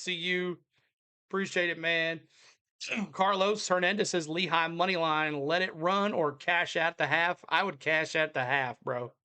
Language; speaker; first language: English; native; English